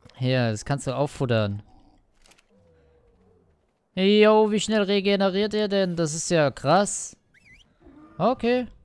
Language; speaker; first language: German; native; German